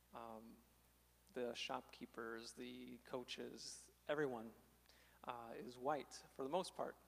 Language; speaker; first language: English; native; English